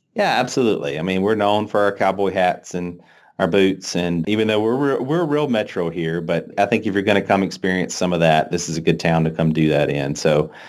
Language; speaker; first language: English; native; English